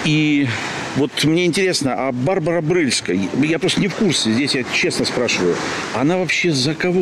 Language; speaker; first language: Russian; native; Russian